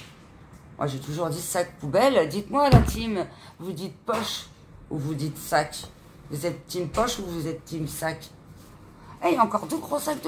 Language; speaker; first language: French; native; French